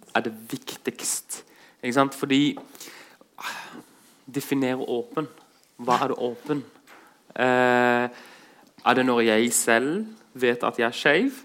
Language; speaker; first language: Norwegian; non-native, fluent; Arabic